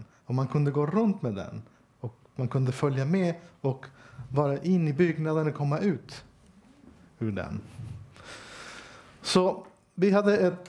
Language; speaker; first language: Swedish; non-native, fluent; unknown